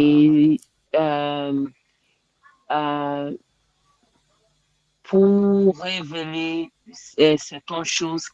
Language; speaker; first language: French; non-native, learner; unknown